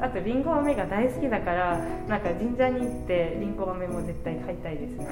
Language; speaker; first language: Japanese; non-native, fluent; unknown